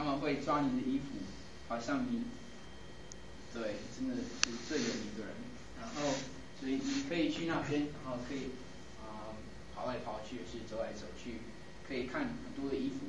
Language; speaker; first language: Chinese; non-native, fluent; English